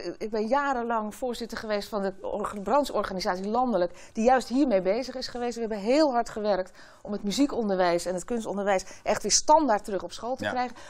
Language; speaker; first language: Dutch; native; Dutch